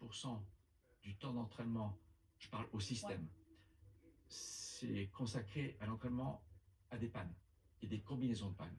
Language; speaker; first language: French; native; French